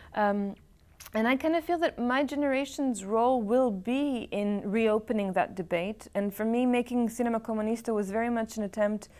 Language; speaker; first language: English; non-native, fluent; Serbian